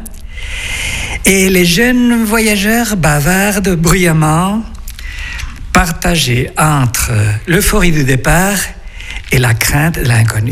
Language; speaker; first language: French; non-native, fluent; Spanish